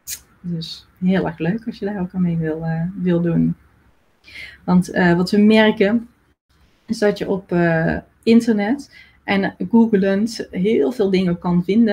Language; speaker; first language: Dutch; native; Dutch